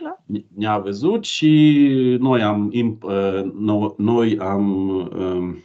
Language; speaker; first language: Romanian; non-native, learner; Ukrainian